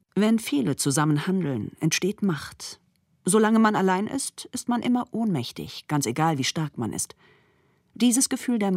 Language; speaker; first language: German; native; German